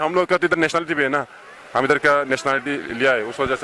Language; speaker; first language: Hindi; non-native, local second language; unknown